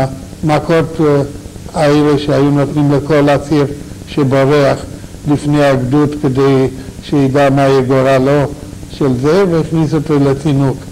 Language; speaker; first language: Hebrew; non-native, fluent; Romanian